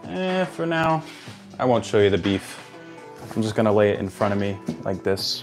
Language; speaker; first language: English; native; English